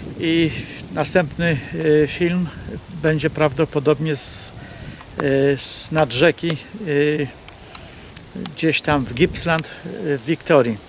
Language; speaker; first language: Polish; native; Polish